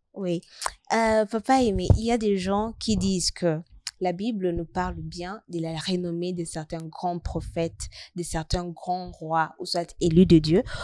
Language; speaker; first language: French; non-native, local second language; Rundi